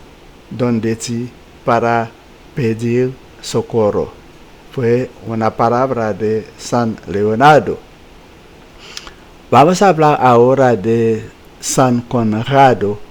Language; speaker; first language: Spanish; non-native, fluent; Haitian Creole